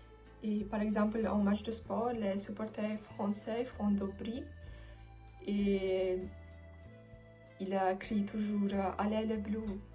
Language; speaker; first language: French; non-native, learner; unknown